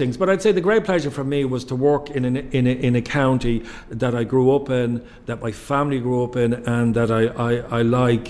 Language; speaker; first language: English; native; English